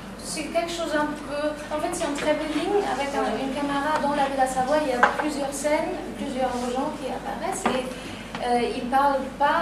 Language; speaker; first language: French; non-native, fluent; German